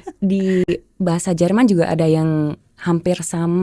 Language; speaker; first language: Indonesian; early bilingual, heritage; German